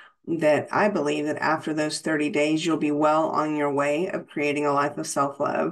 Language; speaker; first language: English; native; English